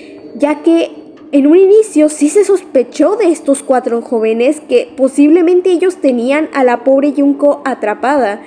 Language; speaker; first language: Spanish; native; Spanish